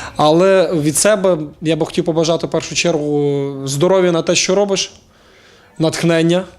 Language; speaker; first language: Ukrainian; native; Ukrainian